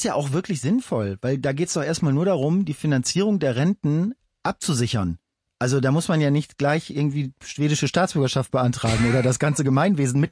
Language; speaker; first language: German; native; German